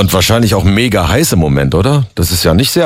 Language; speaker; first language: German; native; German